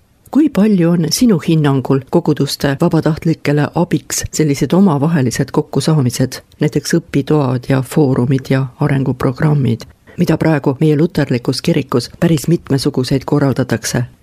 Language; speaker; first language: Estonian; native; Estonian